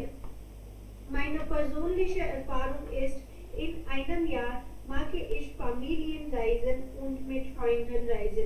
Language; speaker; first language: German; non-native, learner; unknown